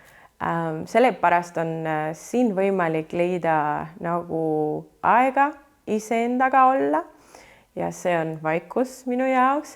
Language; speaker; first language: Estonian; non-native, fluent; Spanish